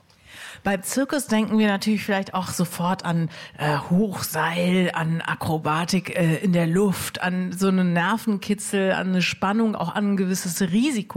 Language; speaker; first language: German; native; German